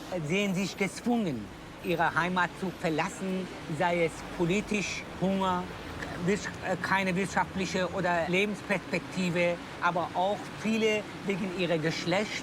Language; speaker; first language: German; non-native, fluent; Persian